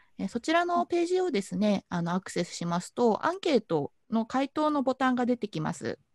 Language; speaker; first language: Japanese; native; Japanese